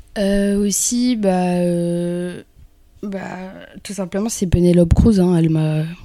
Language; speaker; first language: French; early bilingual, other home language; Kabyle